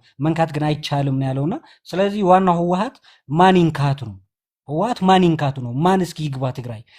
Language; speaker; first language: Amharic; non-native, local second language; Tigrinya